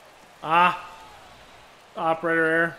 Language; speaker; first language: English; native; English